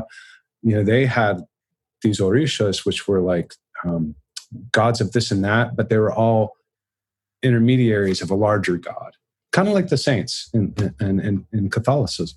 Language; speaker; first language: English; native; English